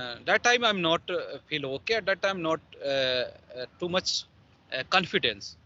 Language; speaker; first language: English; non-native, learner; Hindi